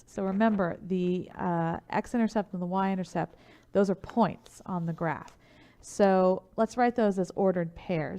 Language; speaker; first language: English; native; English